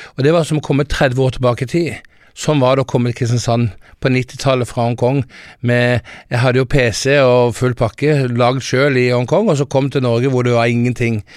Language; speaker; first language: Norwegian; early bilingual, heritage; Norwegian